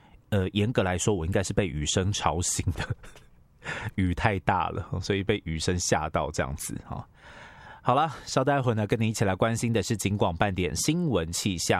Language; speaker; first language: Chinese; native; Chinese